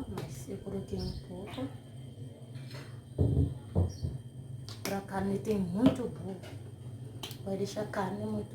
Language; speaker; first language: Portuguese; non-native, learner; Haitian Creole